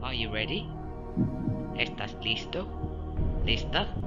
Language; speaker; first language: Spanish; non-native, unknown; English